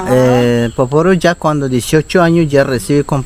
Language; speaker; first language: Spanish; non-native, local second language; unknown